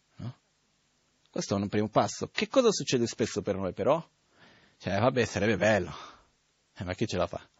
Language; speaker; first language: Italian; non-native, fluent; Portuguese